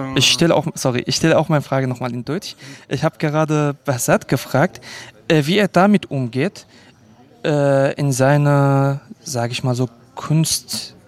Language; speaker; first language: German; early bilingual, other home language; Kurdish